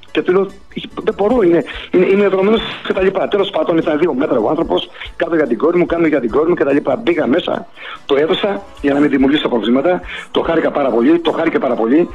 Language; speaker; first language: Greek; early bilingual, heritage; Greek